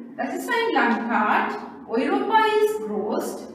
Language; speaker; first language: German; non-native, learner; Sinhala